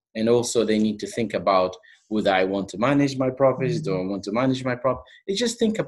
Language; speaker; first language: English; non-native, fluent; Portuguese